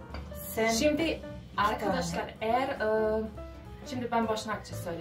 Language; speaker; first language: Turkish; non-native, fluent; Bosnian